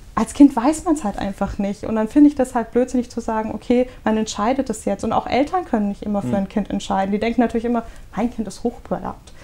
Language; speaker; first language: German; early bilingual, other home language; Russian